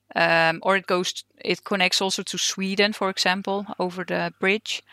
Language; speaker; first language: English; non-native, fluent; Dutch